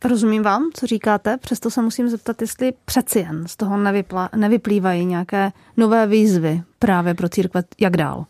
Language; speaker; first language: Czech; native; Czech